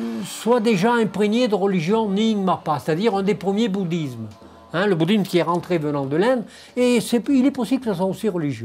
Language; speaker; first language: French; native; French